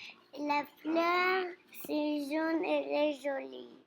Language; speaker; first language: French; non-native, learner; Portuguese